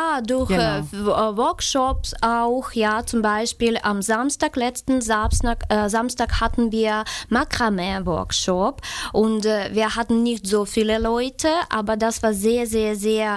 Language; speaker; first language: German; non-native, fluent; Ukrainian